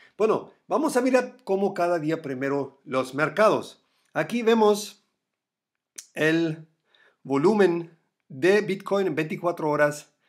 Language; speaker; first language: Spanish; non-native, fluent; German